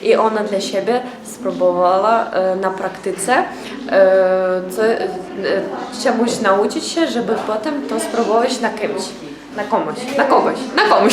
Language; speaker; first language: Polish; non-native, learner; Ukrainian